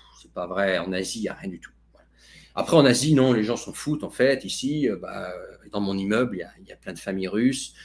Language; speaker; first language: French; native; French